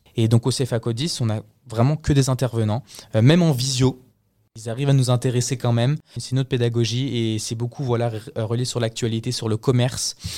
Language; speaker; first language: French; early bilingual, other home language; Spanish